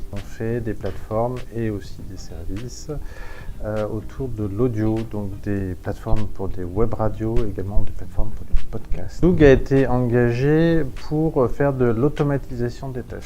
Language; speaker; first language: French; native; French